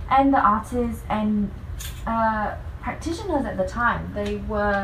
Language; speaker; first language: English; non-native, fluent; Vietnamese